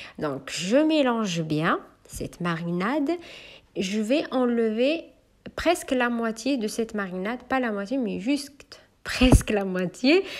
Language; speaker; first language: French; non-native, local second language; Arabic